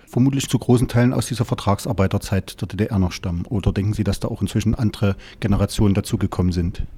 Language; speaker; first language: German; native; German